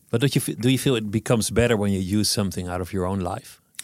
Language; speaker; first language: English; non-native, fluent; Dutch